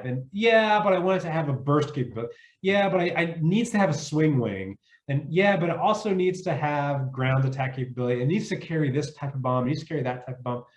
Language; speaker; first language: English; native; English